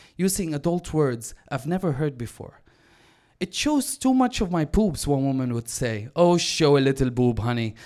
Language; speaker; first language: English; non-native, fluent; Arabic